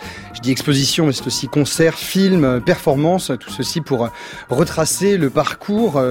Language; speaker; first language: French; native; French